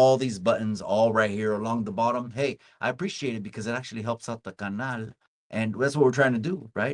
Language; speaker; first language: English; early bilingual, other home language; Spanish